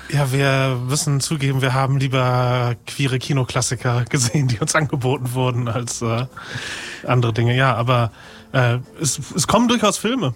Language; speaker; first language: German; native; German